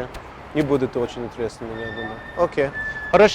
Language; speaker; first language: Russian; non-native, learner; English